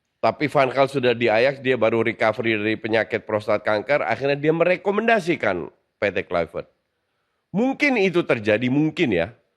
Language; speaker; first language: Indonesian; non-native, fluent; Dutch